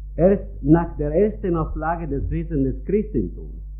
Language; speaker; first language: German; non-native, fluent; Italian